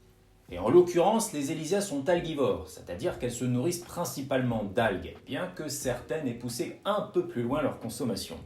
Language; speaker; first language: French; native; French